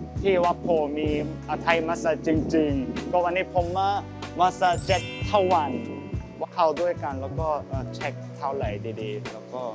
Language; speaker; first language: Thai; non-native, learner; Korean